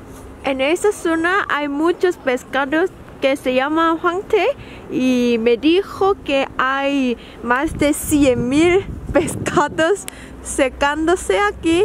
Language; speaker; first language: Spanish; non-native, fluent; Korean